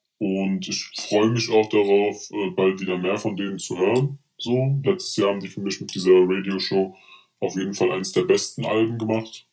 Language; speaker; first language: German; early bilingual, other home language; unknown